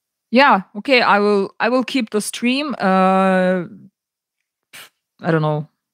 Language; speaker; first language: English; non-native, fluent; Ukrainian